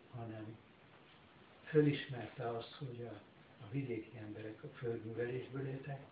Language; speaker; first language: Hungarian; native; Hungarian